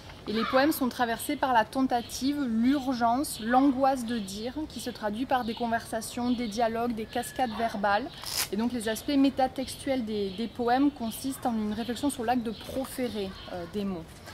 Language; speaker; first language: French; native; French